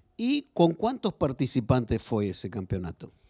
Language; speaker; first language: Spanish; non-native, learner; Portuguese